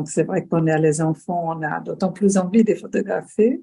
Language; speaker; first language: French; non-native, fluent; Portuguese